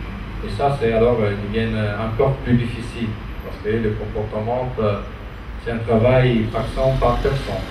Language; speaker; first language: French; non-native, fluent; Italian